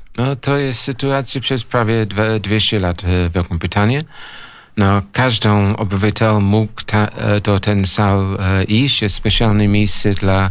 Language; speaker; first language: Polish; non-native, learner; English